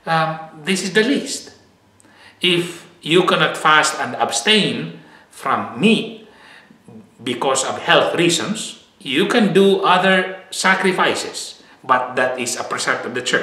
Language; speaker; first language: English; non-native, fluent; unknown